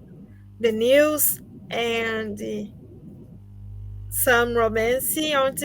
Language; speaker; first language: English; non-native, learner; Portuguese